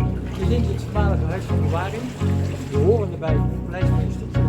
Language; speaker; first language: Dutch; native; Dutch